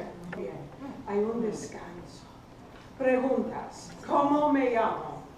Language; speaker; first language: Spanish; non-native, fluent; English